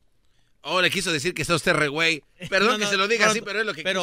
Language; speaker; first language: Spanish; native; Spanish